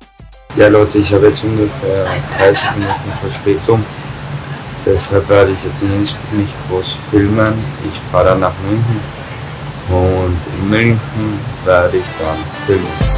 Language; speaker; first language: German; native; German